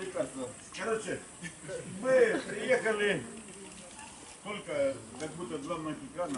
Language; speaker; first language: Russian; non-native, fluent; Lithuanian